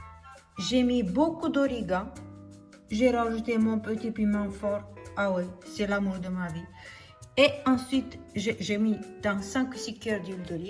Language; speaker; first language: French; non-native, fluent; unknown